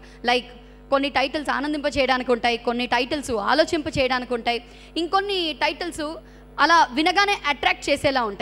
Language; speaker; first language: Telugu; native; Telugu